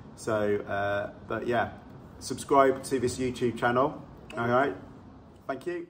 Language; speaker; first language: English; native; English